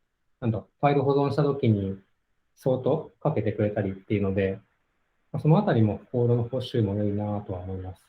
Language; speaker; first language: Japanese; native; Japanese